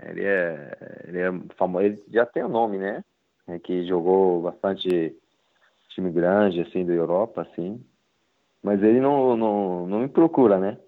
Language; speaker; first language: Portuguese; non-native, learner; Japanese